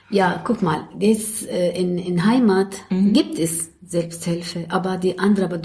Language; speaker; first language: German; non-native, learner; Arabic